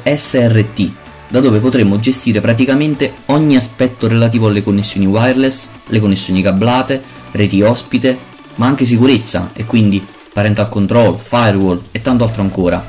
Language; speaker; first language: Italian; native; Italian